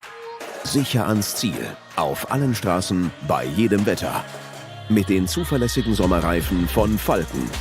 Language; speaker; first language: German; native; German